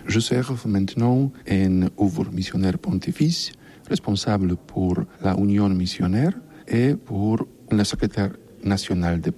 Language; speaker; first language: French; non-native, learner; Polish